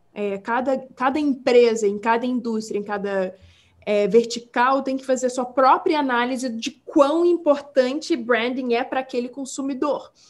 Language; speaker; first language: Portuguese; non-native, local second language; English